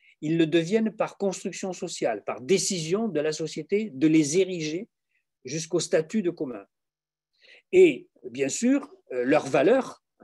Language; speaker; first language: French; native; French